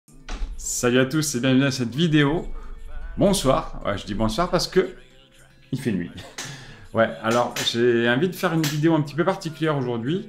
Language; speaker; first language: French; native; French